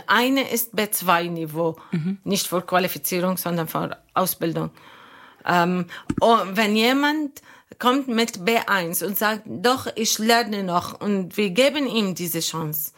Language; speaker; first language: German; non-native, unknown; Arabic